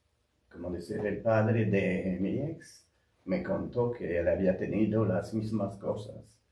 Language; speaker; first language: Spanish; non-native, fluent; French